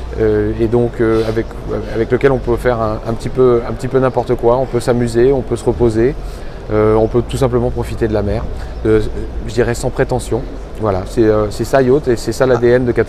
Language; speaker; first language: French; native; French